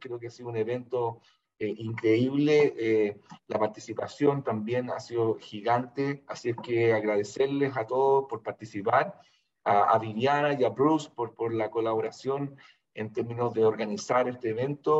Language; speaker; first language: Spanish; native; Spanish